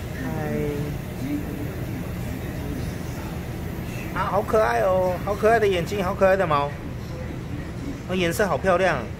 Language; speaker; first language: Chinese; native; Chinese